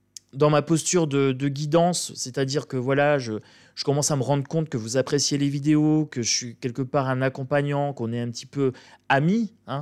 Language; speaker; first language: French; native; French